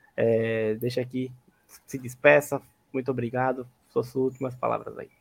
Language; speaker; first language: Portuguese; native; Portuguese